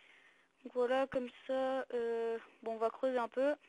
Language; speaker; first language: French; native; French